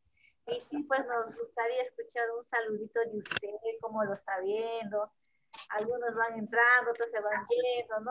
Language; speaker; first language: Spanish; native; Spanish